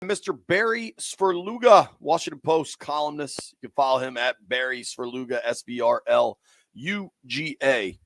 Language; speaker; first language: English; native; English